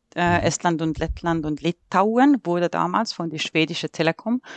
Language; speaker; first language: German; non-native, fluent; Estonian